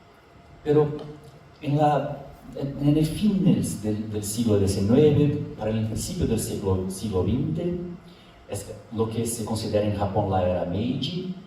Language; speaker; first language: Spanish; non-native, fluent; Portuguese